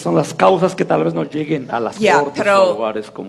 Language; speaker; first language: Spanish; native; Spanish